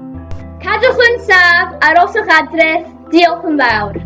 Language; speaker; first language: Welsh; non-native, local second language; English